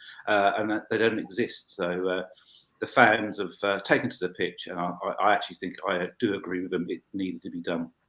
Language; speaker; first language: English; native; English